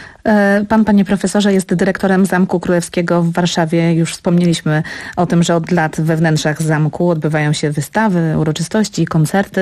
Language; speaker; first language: Polish; native; Polish